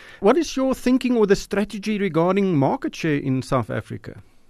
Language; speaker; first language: English; non-native, local second language; Afrikaans